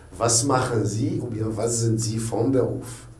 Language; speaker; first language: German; non-native, fluent; Arabic